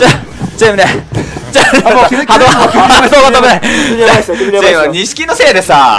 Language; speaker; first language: Japanese; native; Japanese